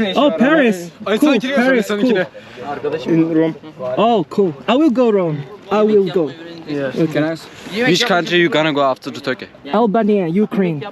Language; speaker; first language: English; non-native, learner; Thai